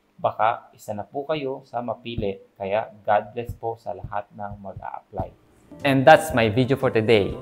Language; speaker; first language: Filipino; native; Filipino